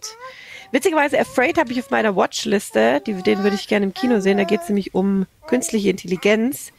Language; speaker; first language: German; native; German